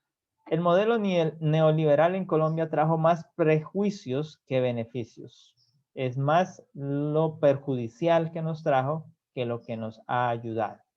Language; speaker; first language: Spanish; native; Spanish